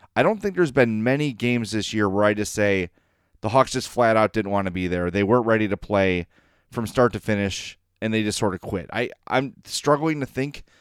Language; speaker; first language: English; native; English